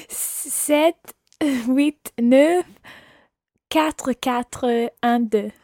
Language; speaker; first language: French; non-native, learner; English